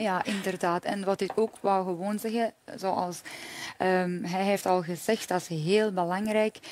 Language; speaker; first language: Dutch; non-native, fluent; Persian